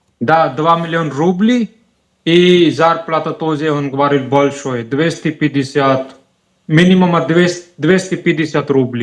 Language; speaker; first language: Russian; non-native, learner; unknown